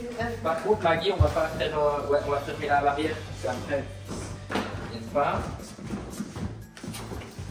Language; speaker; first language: French; native; French